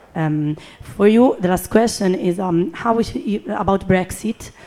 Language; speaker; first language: English; non-native, fluent; Italian